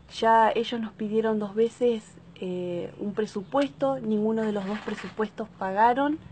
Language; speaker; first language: Spanish; native; Spanish